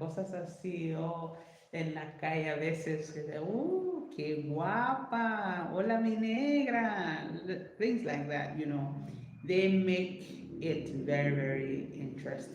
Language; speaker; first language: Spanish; non-native, learner; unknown